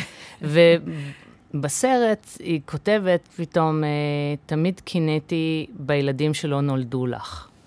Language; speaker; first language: Hebrew; early bilingual, other home language; English